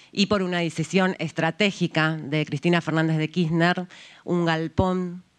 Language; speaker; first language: Spanish; native; Spanish